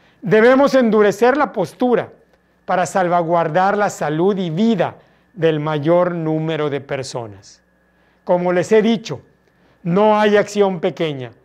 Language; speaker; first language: Spanish; native; Spanish